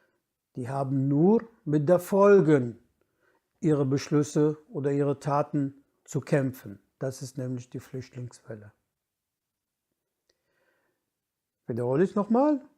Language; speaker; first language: German; non-native, fluent; Kurdish